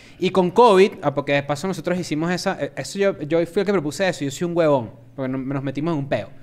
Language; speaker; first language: Spanish; native; Spanish